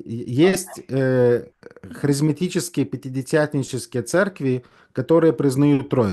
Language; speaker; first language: Russian; native; Russian